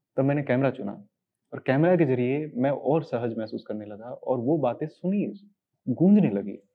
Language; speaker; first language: Hindi; native; Hindi